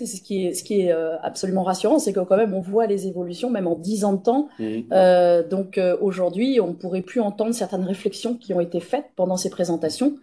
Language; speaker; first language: French; native; French